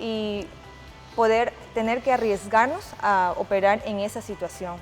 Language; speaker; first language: Spanish; native; Spanish